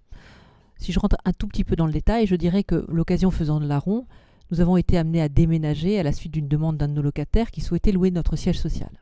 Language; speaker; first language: French; native; French